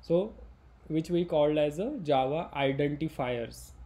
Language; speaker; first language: Hindi; non-native, local second language; Marathi